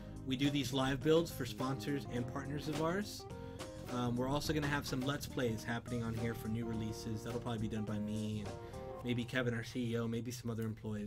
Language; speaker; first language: English; native; English